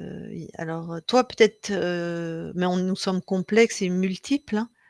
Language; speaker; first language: French; native; French